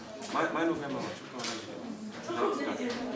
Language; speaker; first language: Japanese; non-native, learner; English